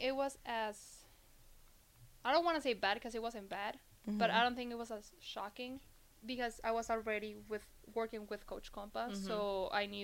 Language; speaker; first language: English; non-native, fluent; Spanish